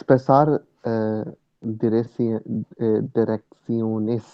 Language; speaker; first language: Spanish; non-native, learner; Hindi